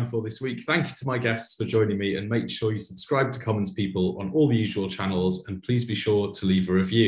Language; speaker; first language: English; native; English